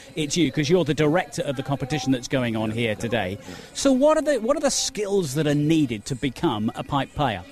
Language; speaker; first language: English; native; English